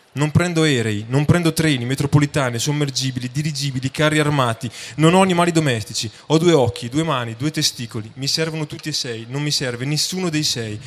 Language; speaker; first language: Italian; native; Italian